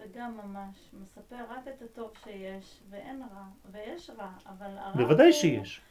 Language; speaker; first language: Hebrew; early bilingual, other home language; Persian